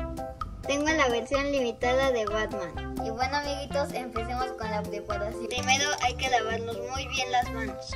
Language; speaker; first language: Spanish; native; Spanish